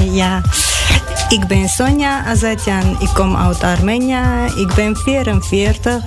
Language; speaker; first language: Dutch; non-native, learner; Armenian